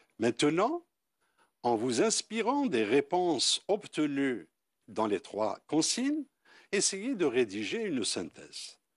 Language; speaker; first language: French; non-native, local second language; Arabic